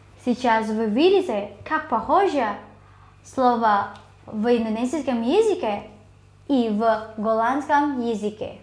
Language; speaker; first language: Russian; non-native, learner; Indonesian